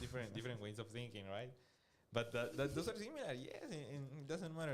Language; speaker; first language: English; non-native, fluent; Spanish